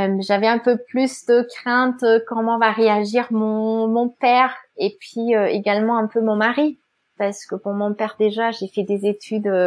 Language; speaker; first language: French; non-native, fluent; German